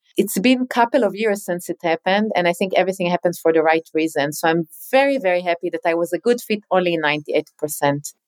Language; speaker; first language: English; non-native, fluent; Hebrew